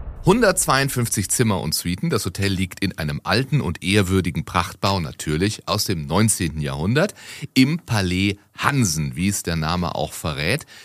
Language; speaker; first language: German; native; German